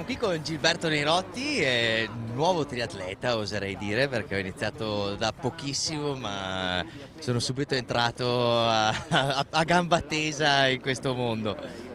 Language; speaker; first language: Italian; native; Italian